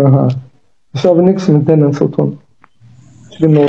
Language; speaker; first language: German; non-native, learner; Kurdish